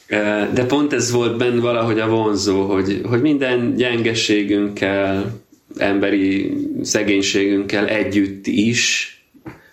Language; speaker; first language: Hungarian; native; Hungarian